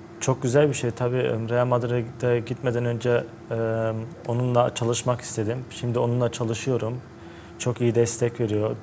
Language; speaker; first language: Turkish; early bilingual, heritage; Turkish